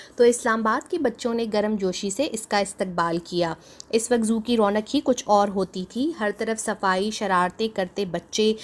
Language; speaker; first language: Urdu; native; Urdu